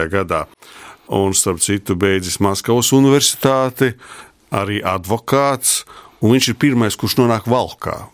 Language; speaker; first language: Latvian; native; Latvian